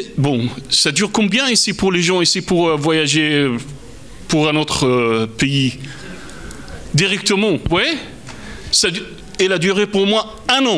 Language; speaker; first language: French; non-native, fluent; Arabic